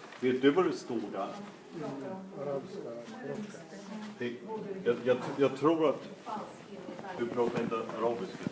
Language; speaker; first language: Swedish; non-native, learner; Thai